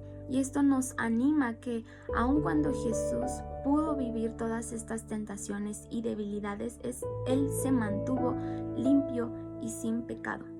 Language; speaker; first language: Spanish; native; Spanish